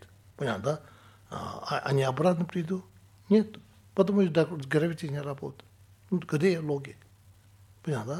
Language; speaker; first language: Russian; non-native, learner; Tibetan